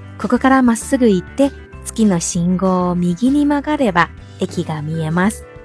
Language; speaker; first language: Japanese; non-native, fluent; Chinese